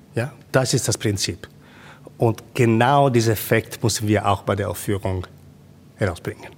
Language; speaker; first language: German; non-native, fluent; Italian